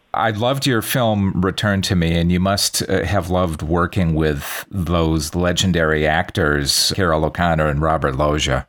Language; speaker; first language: English; native; English